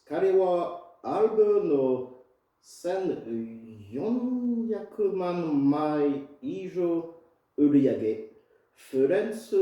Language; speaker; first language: Japanese; non-native, fluent; French